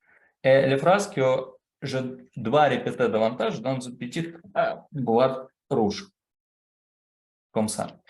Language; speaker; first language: French; non-native, fluent; Russian